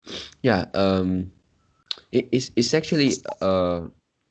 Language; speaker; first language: English; non-native, local second language; Chinese